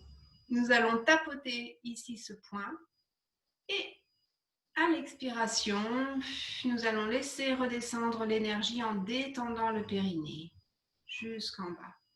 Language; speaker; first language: French; native; French